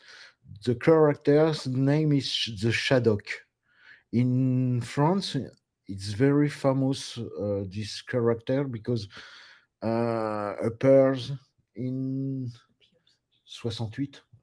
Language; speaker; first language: English; non-native, learner; French